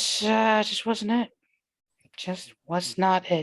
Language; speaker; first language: English; native; English